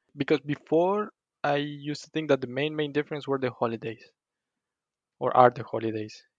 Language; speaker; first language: English; non-native, fluent; Spanish